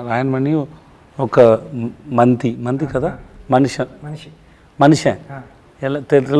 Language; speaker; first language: Telugu; non-native, learner; Tamil